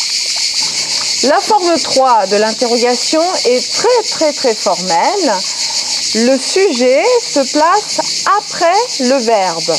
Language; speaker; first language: French; native; French